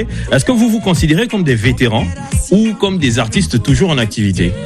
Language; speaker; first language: French; native; French